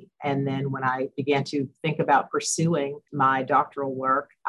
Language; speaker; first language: English; native; English